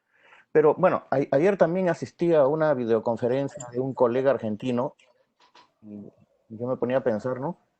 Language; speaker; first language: Spanish; native; Spanish